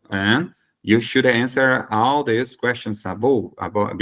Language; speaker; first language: English; non-native, learner; Portuguese